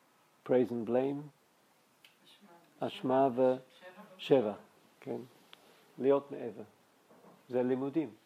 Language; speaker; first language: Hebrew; non-native, fluent; English